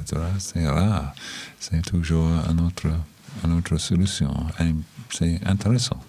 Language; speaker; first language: French; non-native, learner; English